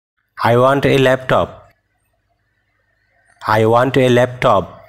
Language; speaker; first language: English; non-native, fluent; Bangla